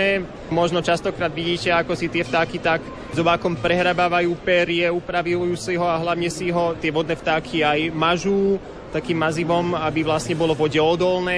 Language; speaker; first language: Slovak; native; Slovak